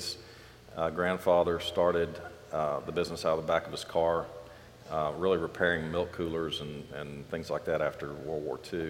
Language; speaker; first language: English; native; English